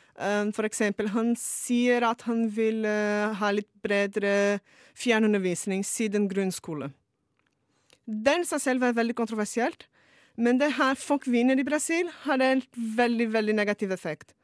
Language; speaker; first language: Norwegian; non-native, fluent; Portuguese